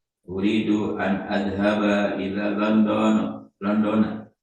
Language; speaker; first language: Arabic; non-native, learner; Indonesian